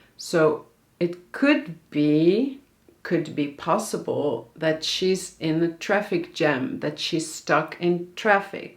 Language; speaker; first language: English; non-native, fluent; Dutch